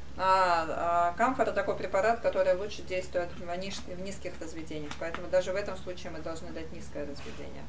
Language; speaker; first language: Russian; native; Russian